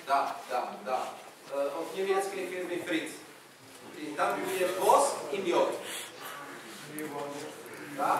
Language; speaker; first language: Russian; non-native, learner; Czech